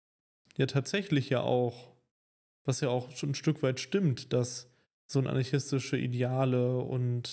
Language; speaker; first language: German; native; German